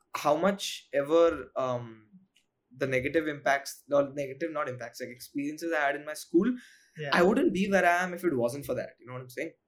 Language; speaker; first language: English; non-native, local second language; Hindi